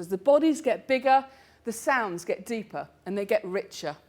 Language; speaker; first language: English; native; English